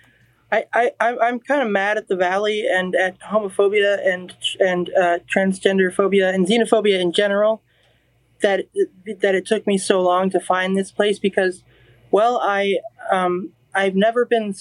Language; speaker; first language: English; native; English